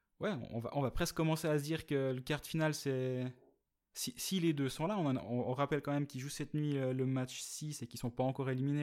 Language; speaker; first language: French; native; French